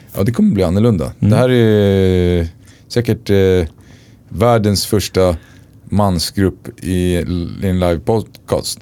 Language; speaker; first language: Swedish; native; Swedish